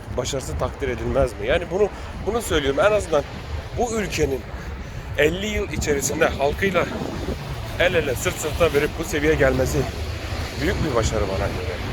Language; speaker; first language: Turkish; early bilingual, heritage; Turkish